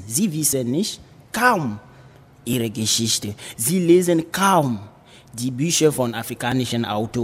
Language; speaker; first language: German; non-native, fluent; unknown